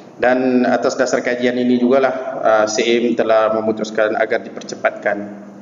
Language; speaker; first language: Malay; native; Malay